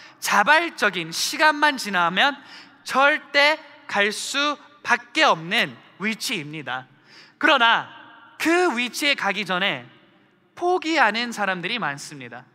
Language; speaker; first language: Korean; early bilingual, heritage; Korean